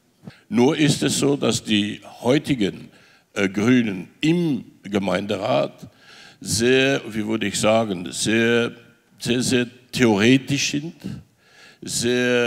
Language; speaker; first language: German; non-native, fluent; French